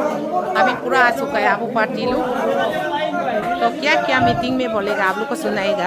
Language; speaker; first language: Hindi; non-native, local second language; Adi